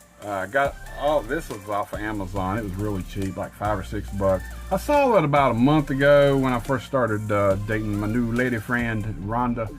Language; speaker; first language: English; native; English